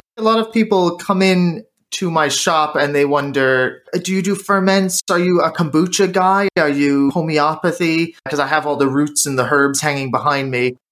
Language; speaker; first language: English; native; English